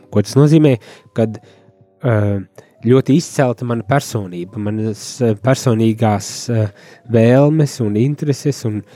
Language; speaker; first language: Latvian; native; Latvian